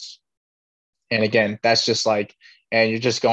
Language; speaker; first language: English; native; English